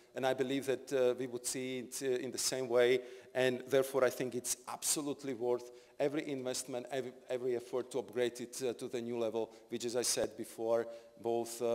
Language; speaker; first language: English; non-native, fluent; Slovak